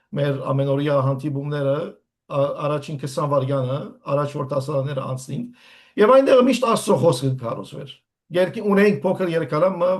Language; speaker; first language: Armenian; native; Armenian